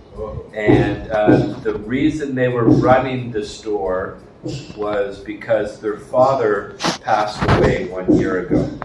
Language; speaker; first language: English; native; English